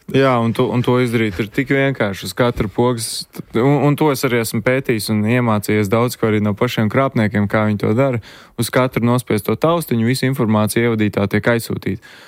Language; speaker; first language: Latvian; native; Latvian